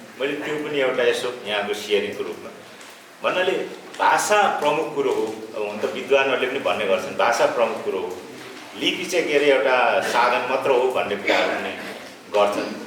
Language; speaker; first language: Nepali; non-native, local second language; Limbu